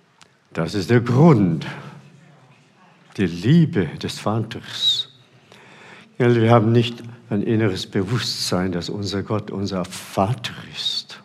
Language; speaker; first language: German; non-native, fluent; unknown